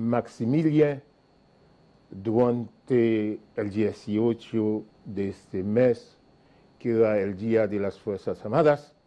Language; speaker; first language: Spanish; non-native, fluent; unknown